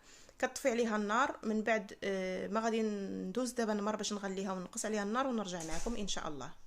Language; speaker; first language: Arabic; native; Arabic